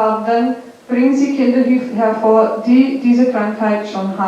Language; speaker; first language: German; non-native, fluent; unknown